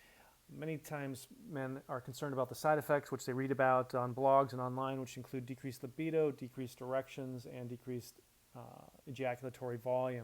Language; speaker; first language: English; native; English